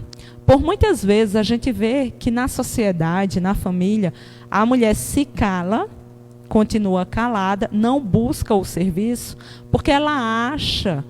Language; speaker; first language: Portuguese; native; Portuguese